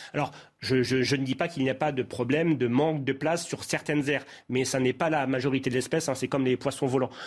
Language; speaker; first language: French; native; French